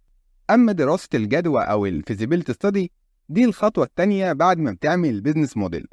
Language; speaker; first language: Arabic; native; Arabic